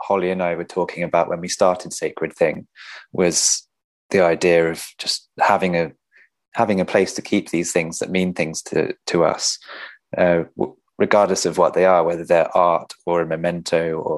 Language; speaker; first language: English; native; English